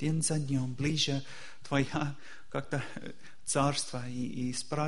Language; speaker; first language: Russian; non-native, fluent; English